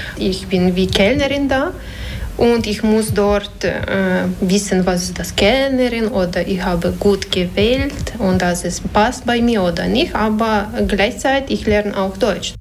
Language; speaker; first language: German; non-native, learner; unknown